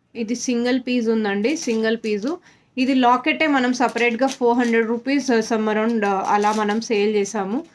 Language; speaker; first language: Telugu; native; Telugu